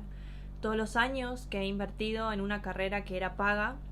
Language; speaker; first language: Spanish; native; Spanish